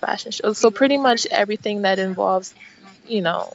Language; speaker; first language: English; native; English